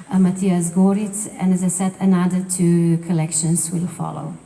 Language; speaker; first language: English; non-native, fluent; Slovenian